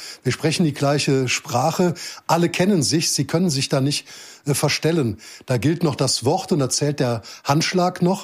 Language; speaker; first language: German; native; German